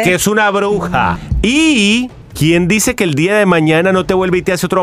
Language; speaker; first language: Spanish; native; Spanish